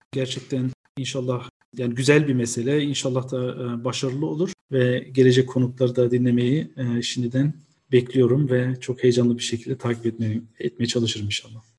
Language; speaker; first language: Turkish; early bilingual, heritage; Turkish